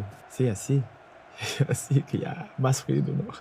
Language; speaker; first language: Spanish; non-native, learner; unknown